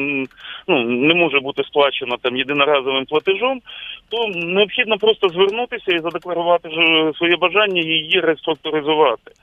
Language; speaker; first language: Ukrainian; native; Ukrainian